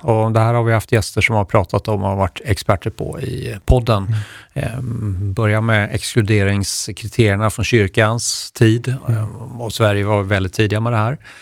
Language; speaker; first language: Swedish; native; Swedish